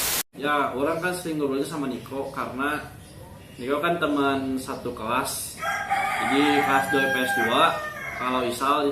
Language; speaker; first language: Indonesian; non-native, local second language; Sundanese